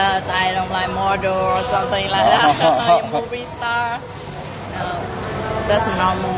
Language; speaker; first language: English; non-native, learner; Vietnamese